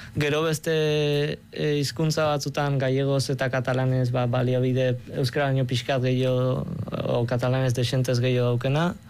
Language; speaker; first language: Basque; native; Basque